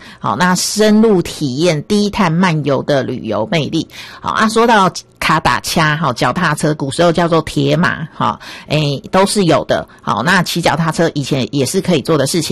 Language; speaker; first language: Chinese; native; Chinese